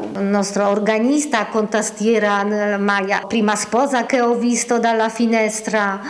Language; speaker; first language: Italian; non-native, fluent; Polish